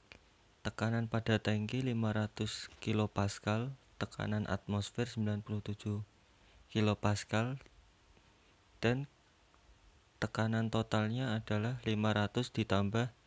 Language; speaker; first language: Indonesian; native; Indonesian